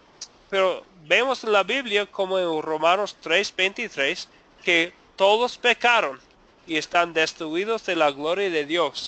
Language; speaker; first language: Spanish; non-native, fluent; English